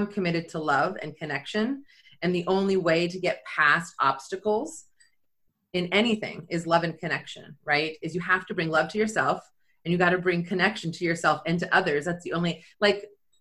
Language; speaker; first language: English; native; English